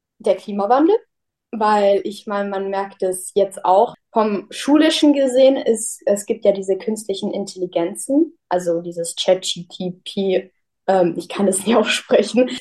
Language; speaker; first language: German; early bilingual, heritage; German